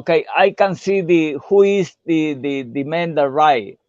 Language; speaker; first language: English; non-native, learner; Portuguese